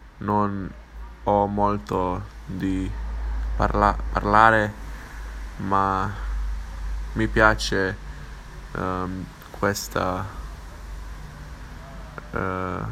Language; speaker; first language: Italian; non-native, learner; English